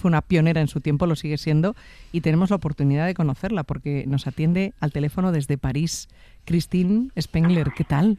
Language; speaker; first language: Spanish; native; Spanish